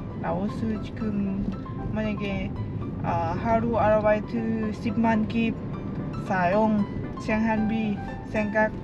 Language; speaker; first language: Korean; non-native, learner; Lao